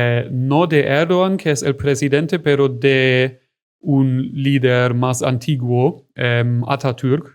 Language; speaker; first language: Spanish; non-native, fluent; German